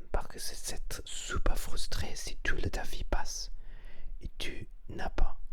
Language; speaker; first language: French; non-native, learner; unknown